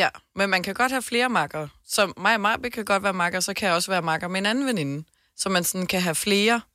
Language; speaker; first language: Danish; native; Danish